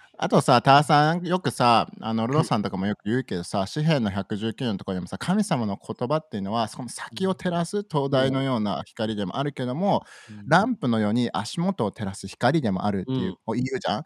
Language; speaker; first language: Japanese; native; Japanese